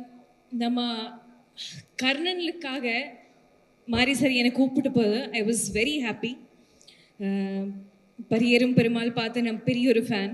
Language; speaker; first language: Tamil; non-native, learner; Malayalam